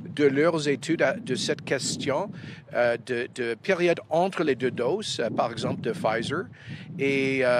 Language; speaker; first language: French; non-native, fluent; English